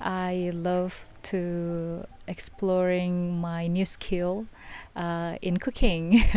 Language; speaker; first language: English; non-native, fluent; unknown